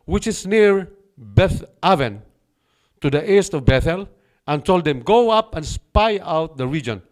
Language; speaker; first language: English; non-native, local second language; Filipino